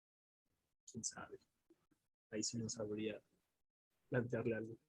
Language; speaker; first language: Spanish; native; Spanish